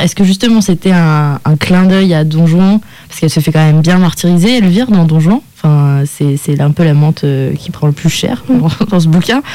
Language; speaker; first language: French; native; French